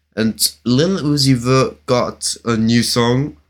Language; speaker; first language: English; non-native, learner; German